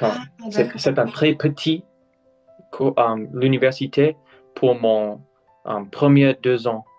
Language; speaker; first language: French; non-native, learner; English